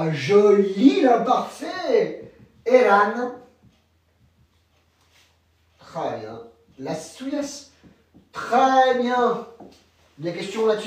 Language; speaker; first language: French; non-native, fluent; Spanish